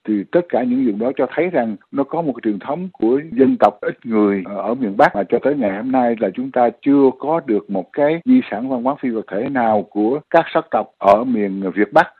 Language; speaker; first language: Vietnamese; native; Vietnamese